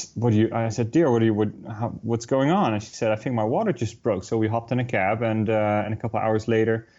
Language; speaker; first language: English; non-native, fluent; Dutch